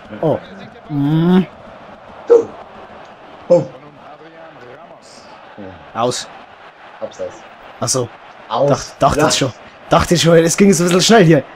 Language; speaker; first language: German; native; German